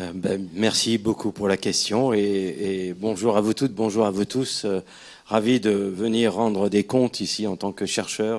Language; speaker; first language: French; native; French